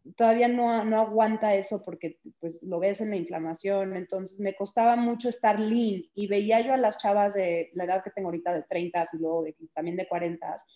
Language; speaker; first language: Spanish; early bilingual, heritage; Spanish